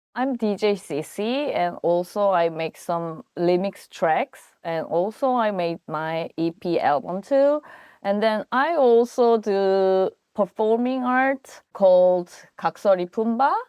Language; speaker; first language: English; non-native, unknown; Korean